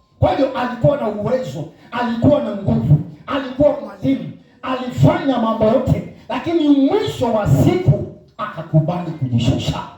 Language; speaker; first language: Swahili; non-native, local second language; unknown